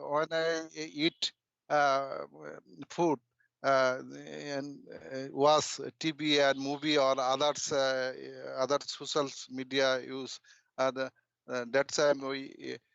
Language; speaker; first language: English; non-native, learner; Bangla